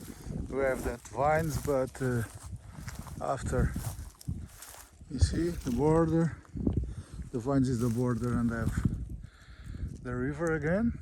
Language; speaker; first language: English; non-native, learner; Portuguese